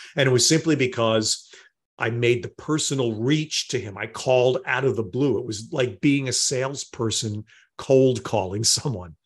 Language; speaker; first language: English; native; English